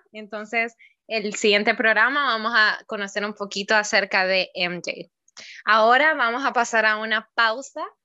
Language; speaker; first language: Spanish; native; Spanish